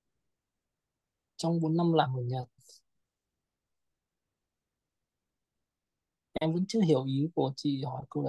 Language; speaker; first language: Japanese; non-native, learner; Vietnamese